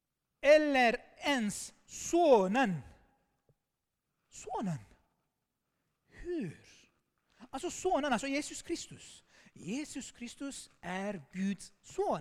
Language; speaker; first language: Swedish; non-native, fluent; Armenian